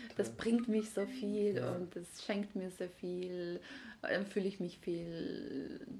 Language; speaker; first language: German; non-native, fluent; Georgian